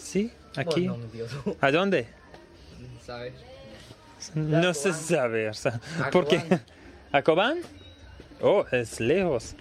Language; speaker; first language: Spanish; non-native, learner; English